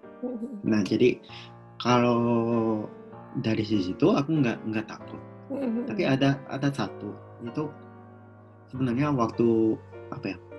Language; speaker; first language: Indonesian; non-native, local second language; Japanese